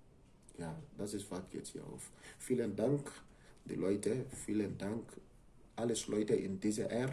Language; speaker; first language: German; non-native, learner; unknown